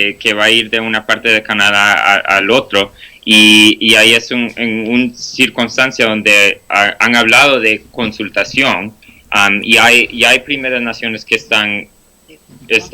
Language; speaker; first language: Spanish; non-native, fluent; English